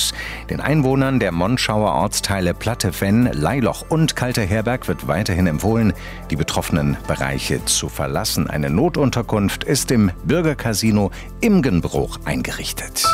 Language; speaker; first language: German; native; German